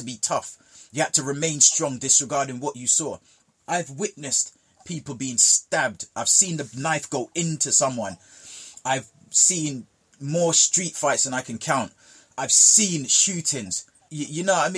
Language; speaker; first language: English; early bilingual, other home language; Jamaican Creole English